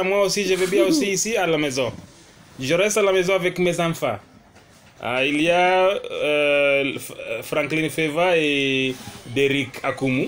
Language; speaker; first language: French; non-native, learner; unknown